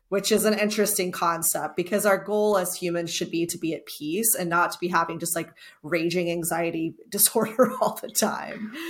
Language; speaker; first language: English; native; English